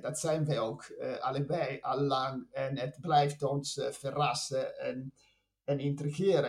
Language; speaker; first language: Dutch; non-native, fluent; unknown